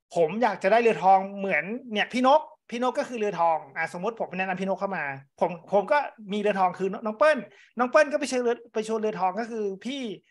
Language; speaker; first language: Thai; native; Thai